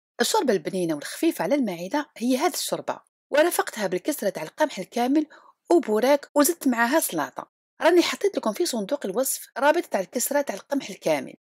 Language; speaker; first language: Arabic; native; Arabic